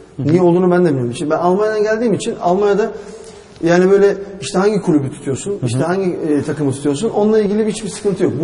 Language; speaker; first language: Turkish; early bilingual, heritage; Turkish